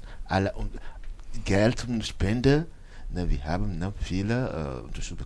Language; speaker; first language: German; non-native, learner; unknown